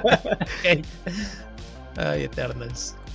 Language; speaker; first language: Spanish; native; Spanish